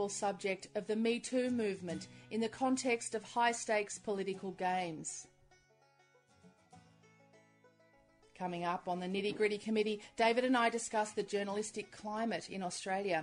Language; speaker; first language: English; native; English